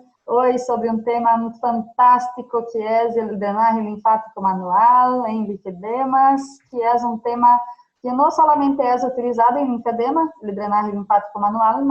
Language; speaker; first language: Spanish; non-native, fluent; Portuguese